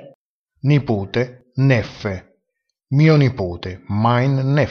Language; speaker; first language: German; non-native, fluent; Italian